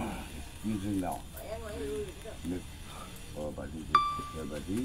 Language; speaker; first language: English; non-native, learner; Balinese